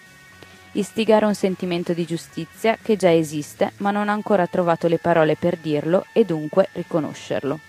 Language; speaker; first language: Italian; native; Italian